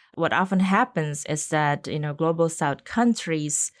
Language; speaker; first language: English; non-native, fluent; Indonesian